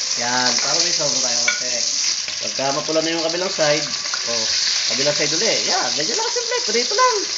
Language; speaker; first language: Filipino; native; Filipino